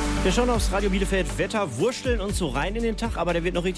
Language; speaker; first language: German; native; German